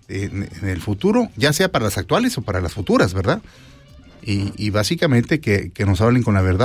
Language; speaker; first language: Spanish; native; Spanish